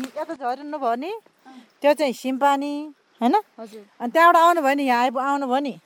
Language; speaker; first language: Nepali; non-native, local second language; Eastern Tamang